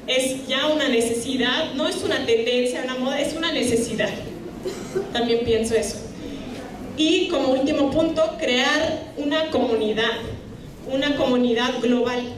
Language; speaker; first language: Spanish; non-native, fluent; German